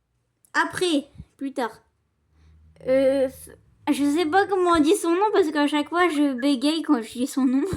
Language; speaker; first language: French; native; French